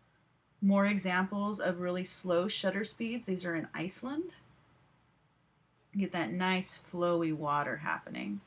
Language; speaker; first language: English; native; English